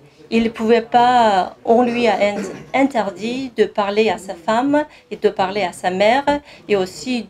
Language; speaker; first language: French; non-native, fluent; Kazakh